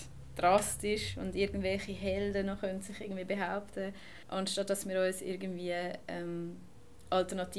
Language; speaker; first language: German; native; German